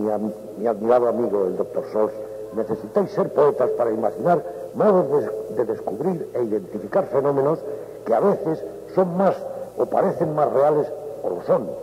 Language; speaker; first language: Spanish; native; Spanish